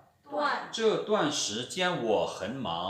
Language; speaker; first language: Chinese; non-native, fluent; Lao